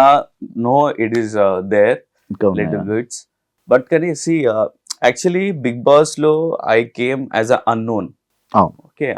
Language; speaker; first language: Telugu; non-native, local second language; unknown